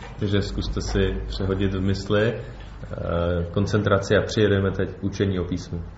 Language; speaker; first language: Czech; native; Czech